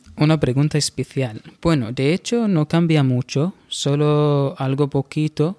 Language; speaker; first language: Spanish; non-native, fluent; Arabic